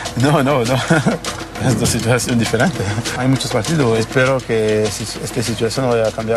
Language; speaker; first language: Spanish; non-native, learner; French